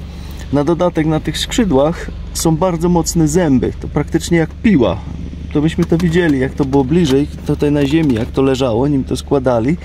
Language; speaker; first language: Polish; native; Polish